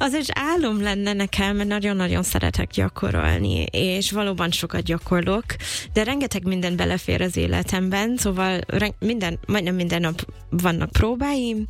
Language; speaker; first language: Hungarian; non-native, fluent; English